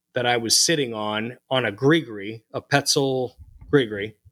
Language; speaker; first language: English; native; English